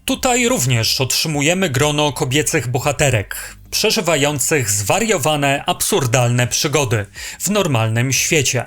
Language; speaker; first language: Polish; native; Polish